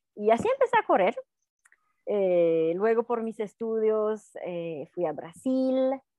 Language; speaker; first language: Spanish; non-native, fluent; French